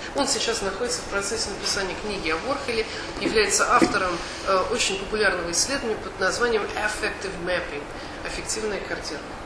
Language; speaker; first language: Russian; native; Russian